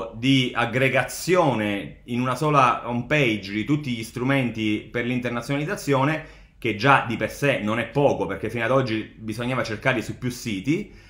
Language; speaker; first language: Italian; native; Italian